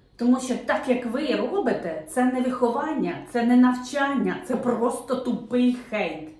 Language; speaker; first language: Ukrainian; non-native, local second language; Russian